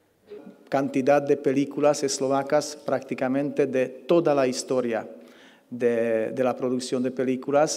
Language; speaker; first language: Spanish; non-native, fluent; Slovak